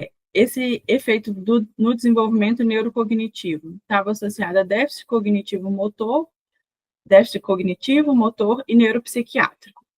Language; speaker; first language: Portuguese; native; Portuguese